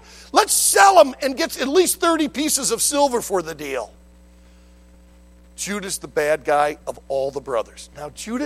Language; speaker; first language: English; native; English